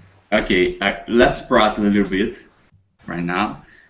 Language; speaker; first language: English; non-native, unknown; Portuguese